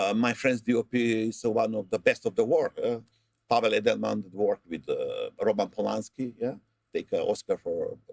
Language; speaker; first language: English; non-native, learner; Macedonian